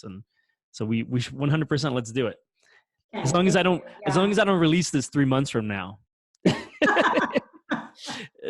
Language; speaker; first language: English; native; English